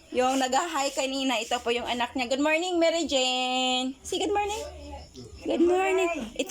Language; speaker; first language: Filipino; non-native, local second language; Cebuano